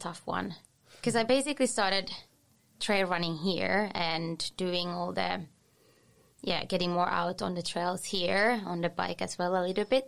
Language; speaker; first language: English; non-native, fluent; Finnish